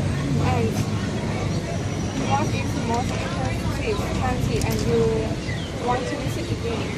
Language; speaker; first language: English; non-native, learner; Thai